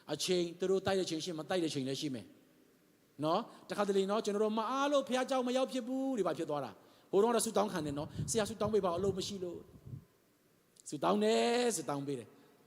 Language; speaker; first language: Burmese; non-native, local second language; Tedim Chin